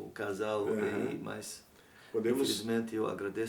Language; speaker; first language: Portuguese; non-native, learner; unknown